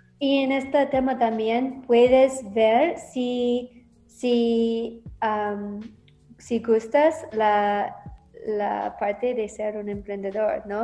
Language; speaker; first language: Spanish; non-native, learner; English